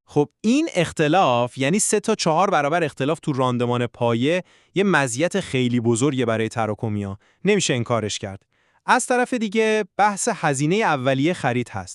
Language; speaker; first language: Persian; native; Persian